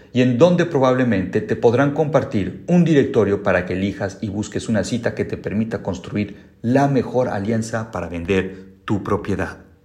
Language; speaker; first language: Spanish; native; Spanish